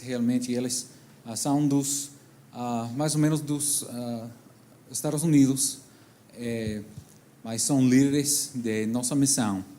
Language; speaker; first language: Portuguese; non-native, learner; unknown